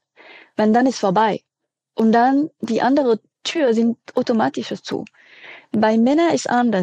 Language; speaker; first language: German; non-native, fluent; French